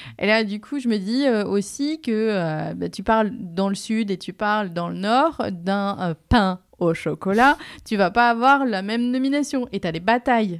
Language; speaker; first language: French; native; French